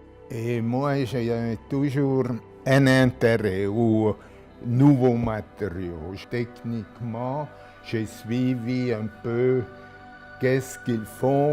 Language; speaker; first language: French; non-native, local second language; German